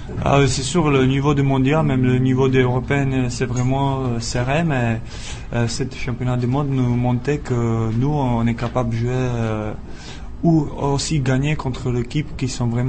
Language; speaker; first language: French; non-native, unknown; Czech